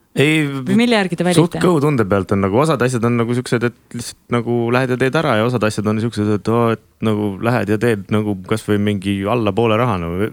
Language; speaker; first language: Estonian; native; Estonian